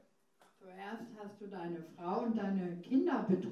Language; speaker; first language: German; non-native, fluent; English